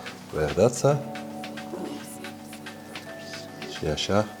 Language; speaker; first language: Romanian; non-native, learner; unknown